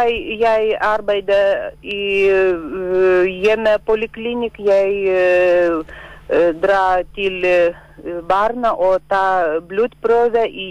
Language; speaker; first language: Swedish; non-native, learner; Lithuanian